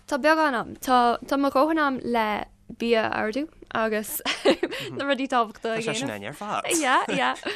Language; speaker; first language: Irish; non-native, local second language; English